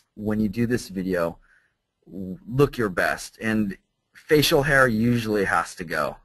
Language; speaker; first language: English; native; English